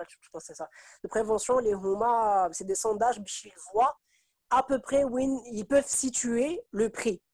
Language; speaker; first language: French; non-native, local second language; Arabic